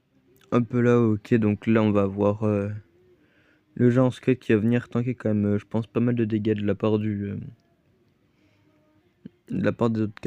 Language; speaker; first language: French; native; French